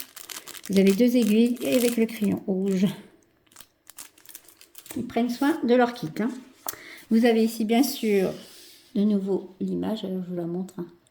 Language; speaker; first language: French; native; French